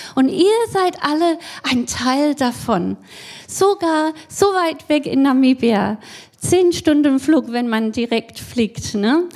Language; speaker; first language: German; non-native, fluent; English